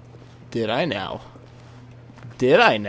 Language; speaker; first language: English; native; English